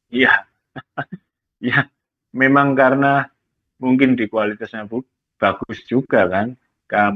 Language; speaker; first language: Malay; non-native, local second language; Javanese